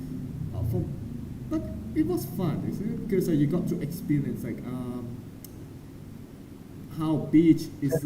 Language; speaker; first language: English; non-native, learner; Thai